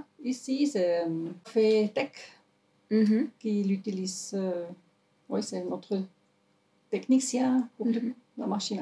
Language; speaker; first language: French; non-native, local second language; German